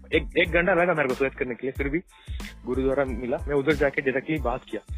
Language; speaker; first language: Hindi; non-native, local second language; Malayalam